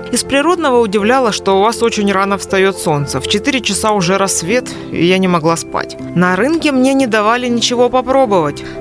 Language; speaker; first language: Russian; non-native, fluent; Chinese